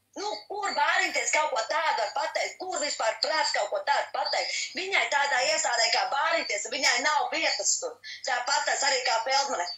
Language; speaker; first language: Latvian; native; Latvian